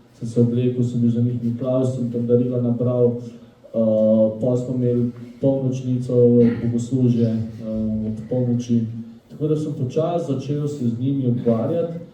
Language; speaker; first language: Slovenian; native; Slovenian